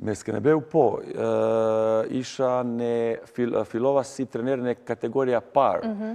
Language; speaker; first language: Albanian; non-native, learner; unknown